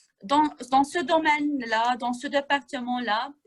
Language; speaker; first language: French; non-native, fluent; Arabic